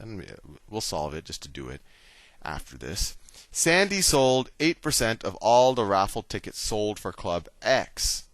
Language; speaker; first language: English; native; English